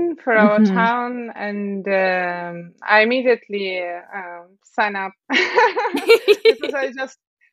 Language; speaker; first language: English; non-native, fluent; Russian